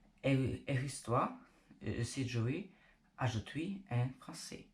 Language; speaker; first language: French; non-native, learner; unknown